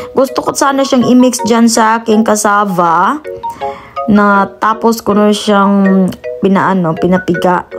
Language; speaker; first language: Filipino; non-native, local second language; Cebuano